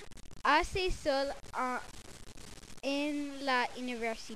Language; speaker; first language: Spanish; non-native, learner; English